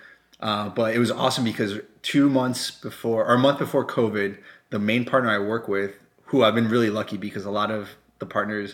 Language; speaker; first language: English; non-native, fluent; Spanish